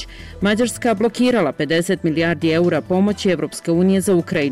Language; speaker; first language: Croatian; native; Croatian